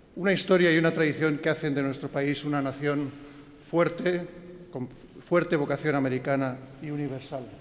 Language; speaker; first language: Spanish; native; Spanish